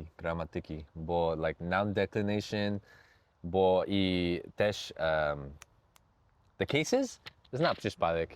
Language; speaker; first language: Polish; non-native, learner; English